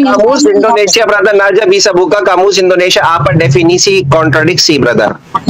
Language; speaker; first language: Indonesian; non-native, learner; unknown